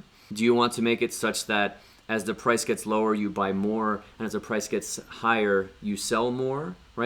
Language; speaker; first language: English; native; English